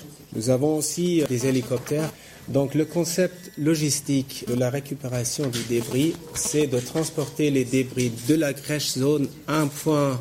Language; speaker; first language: French; non-native, fluent; German